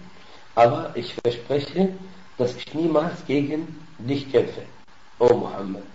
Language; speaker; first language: German; non-native, fluent; Arabic